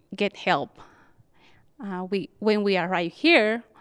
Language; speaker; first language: English; non-native, fluent; Spanish